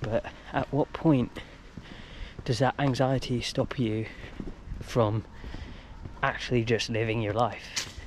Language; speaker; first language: English; native; English